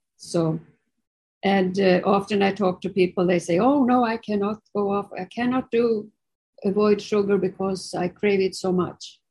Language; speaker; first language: English; non-native, fluent; Swedish